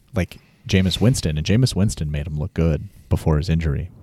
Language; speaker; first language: English; native; English